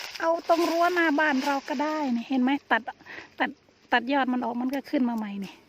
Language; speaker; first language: Thai; native; Thai